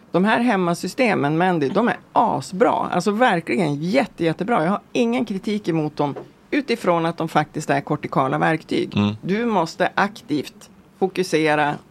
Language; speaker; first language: Swedish; native; Swedish